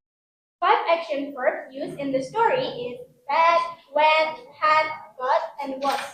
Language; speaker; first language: English; non-native, learner; Indonesian